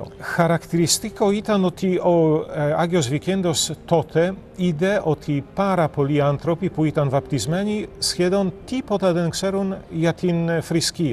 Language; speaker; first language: Greek; non-native, fluent; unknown